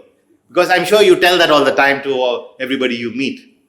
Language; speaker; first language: English; non-native, fluent; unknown